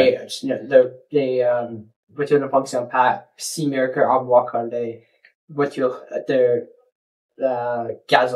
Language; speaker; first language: French; non-native, local second language; English